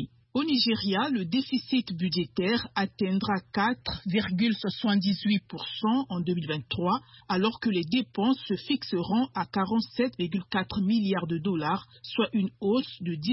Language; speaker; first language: French; native; French